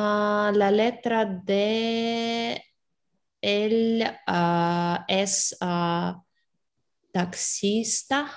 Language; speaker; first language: Spanish; non-native, learner; Russian